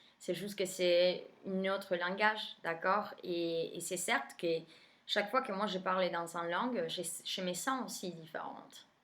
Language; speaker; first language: French; non-native, fluent; Spanish